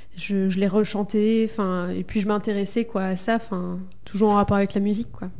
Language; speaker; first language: French; early bilingual, other home language; Spanish